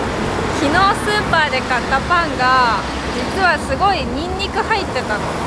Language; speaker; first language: Japanese; native; Japanese